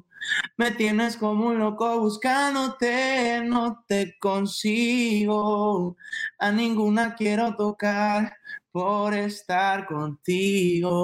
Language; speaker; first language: Spanish; native; Spanish